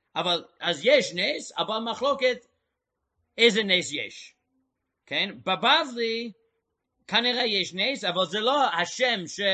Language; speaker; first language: Hebrew; non-native, fluent; English